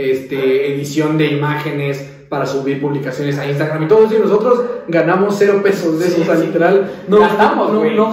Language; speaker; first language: Spanish; native; Spanish